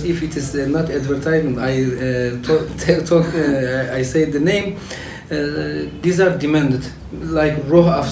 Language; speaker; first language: English; non-native, fluent; Turkish